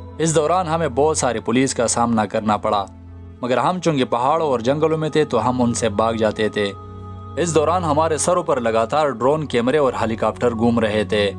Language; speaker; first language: Urdu; non-native, local second language; Pashto